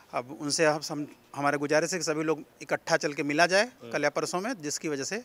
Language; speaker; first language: Hindi; native; Hindi